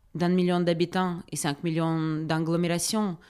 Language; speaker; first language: French; non-native, fluent; Ukrainian